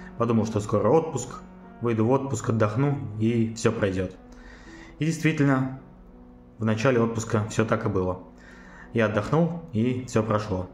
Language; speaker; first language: Russian; native; Russian